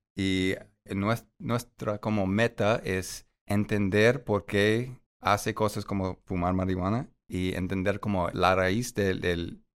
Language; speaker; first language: Spanish; non-native, fluent; English